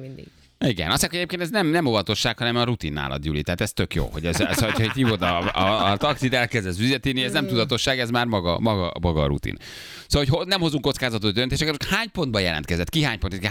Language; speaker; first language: Hungarian; native; Hungarian